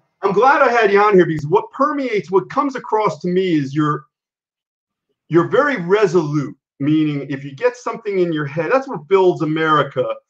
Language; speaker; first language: English; native; English